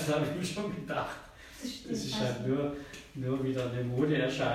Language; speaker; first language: German; native; German